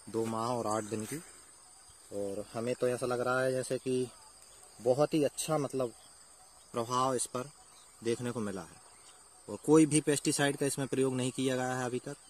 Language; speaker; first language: Hindi; native; Hindi